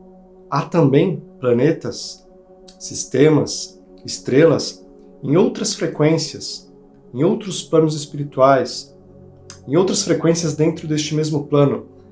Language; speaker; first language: Portuguese; native; Portuguese